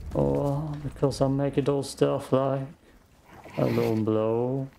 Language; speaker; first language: English; non-native, fluent; German